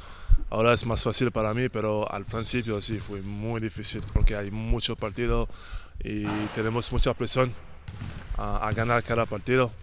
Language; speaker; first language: Spanish; non-native, learner; French